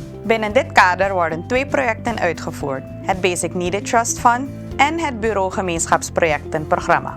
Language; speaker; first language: Dutch; native; Dutch